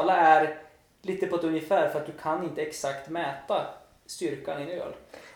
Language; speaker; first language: Swedish; native; Swedish